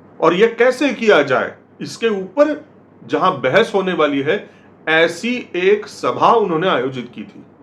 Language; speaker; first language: Hindi; non-native, local second language; Marathi